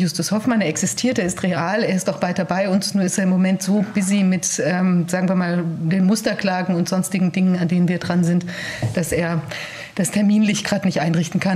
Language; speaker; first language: German; native; German